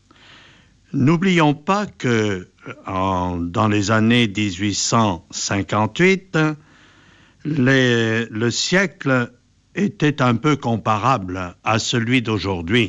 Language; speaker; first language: French; native; French